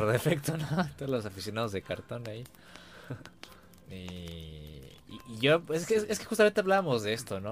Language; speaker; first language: Spanish; native; Spanish